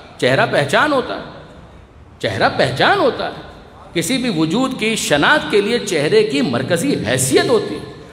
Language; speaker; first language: Urdu; non-native, local second language; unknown